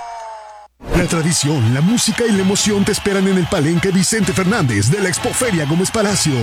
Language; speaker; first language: Spanish; native; Spanish